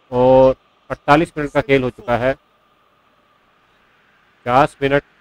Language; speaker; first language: Hindi; native; Hindi